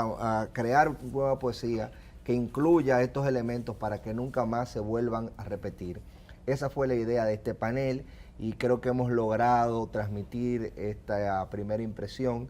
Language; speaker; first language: Spanish; native; Spanish